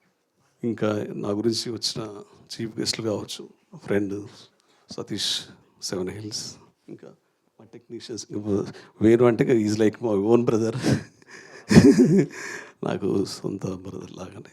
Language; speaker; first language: Telugu; native; Telugu